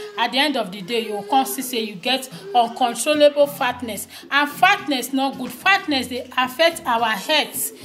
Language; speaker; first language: Nigerian Pidgin; native; Nigerian Pidgin